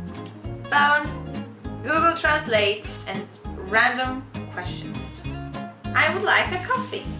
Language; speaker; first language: English; non-native, fluent; Italian